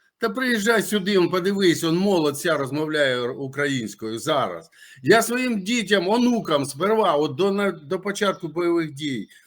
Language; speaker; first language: Ukrainian; non-native, local second language; Russian